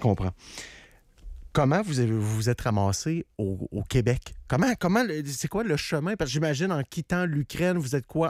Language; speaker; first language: French; native; French